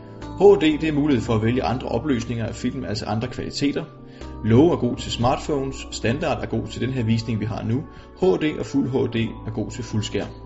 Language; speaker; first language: Danish; native; Danish